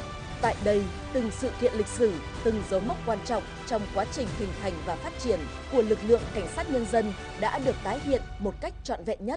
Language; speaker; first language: Vietnamese; native; Vietnamese